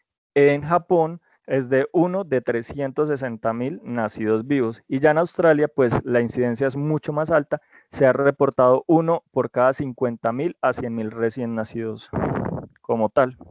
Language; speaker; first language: Spanish; native; Spanish